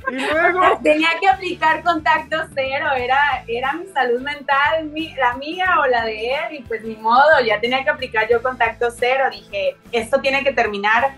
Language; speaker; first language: Spanish; native; Spanish